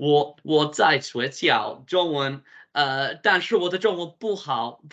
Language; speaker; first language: Chinese; non-native, learner; English